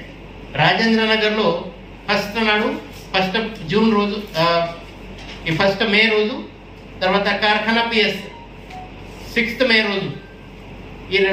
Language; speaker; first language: Telugu; native; Telugu